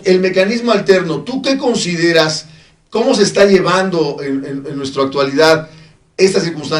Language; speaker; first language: Spanish; native; Spanish